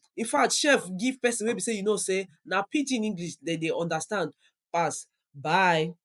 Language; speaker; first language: Nigerian Pidgin; non-native, local second language; Yoruba